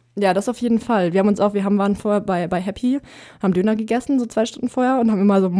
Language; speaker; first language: German; native; German